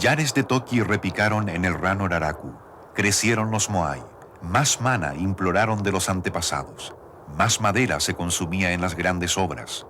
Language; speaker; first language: Spanish; native; Spanish